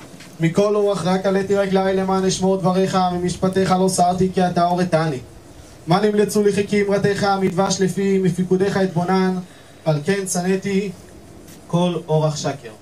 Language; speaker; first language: Hebrew; native; Hebrew